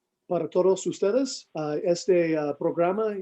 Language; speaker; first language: Spanish; non-native, learner; English